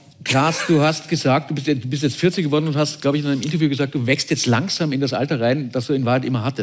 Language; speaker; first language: German; native; German